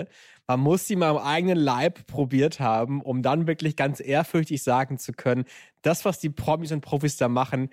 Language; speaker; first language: German; native; German